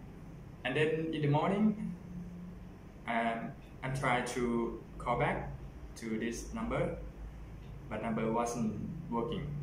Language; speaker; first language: English; non-native, learner; Thai